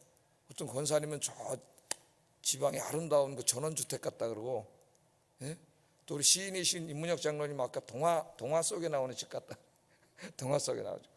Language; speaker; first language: Korean; native; Korean